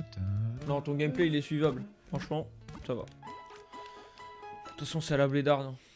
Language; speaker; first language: French; native; French